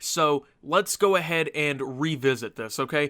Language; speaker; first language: English; native; English